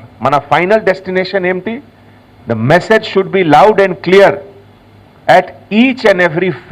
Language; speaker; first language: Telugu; non-native, local second language; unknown